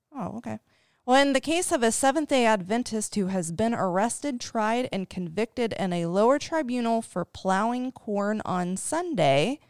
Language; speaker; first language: English; native; English